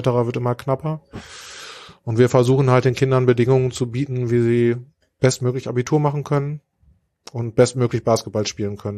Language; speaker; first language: German; native; German